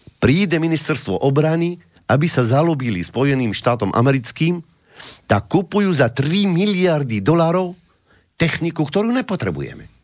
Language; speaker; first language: Slovak; non-native, fluent; Arabic